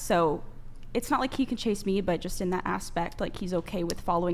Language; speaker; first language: English; native; English